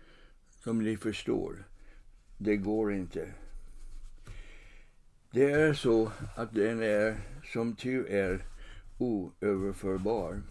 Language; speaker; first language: Swedish; non-native, fluent; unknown